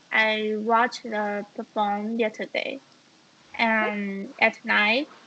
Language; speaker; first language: English; non-native, learner; Chinese